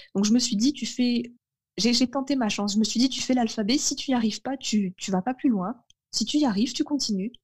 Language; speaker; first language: French; native; French